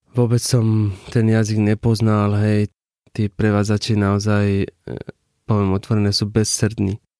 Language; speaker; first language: Slovak; non-native, learner; Persian